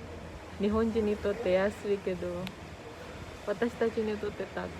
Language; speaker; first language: Japanese; non-native, learner; Indonesian